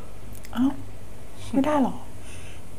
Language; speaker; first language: Thai; native; Thai